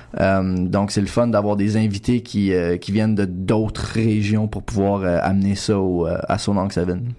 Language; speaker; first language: French; native; French